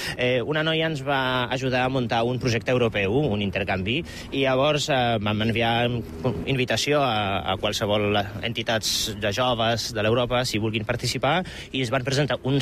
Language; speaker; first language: Catalan; non-native, fluent; Polish